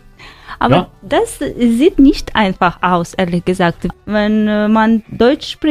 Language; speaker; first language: German; non-native, learner; Ukrainian